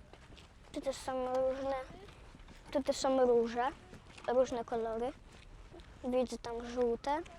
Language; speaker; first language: Polish; early bilingual, other home language; Russian